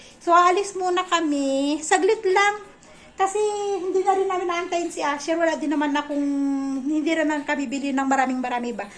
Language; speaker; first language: Filipino; native; Filipino